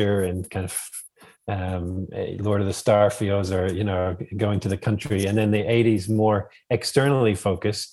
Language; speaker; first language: English; native; English